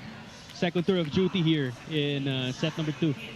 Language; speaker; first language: English; non-native, local second language; Filipino